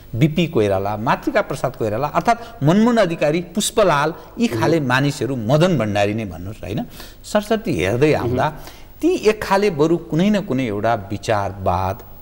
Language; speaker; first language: Nepali; native; Nepali